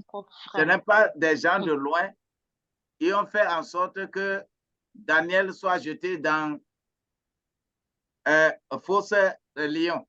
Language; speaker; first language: French; non-native, local second language; Ewe